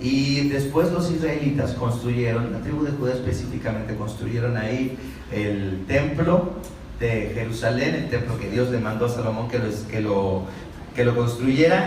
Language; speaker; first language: Spanish; native; Spanish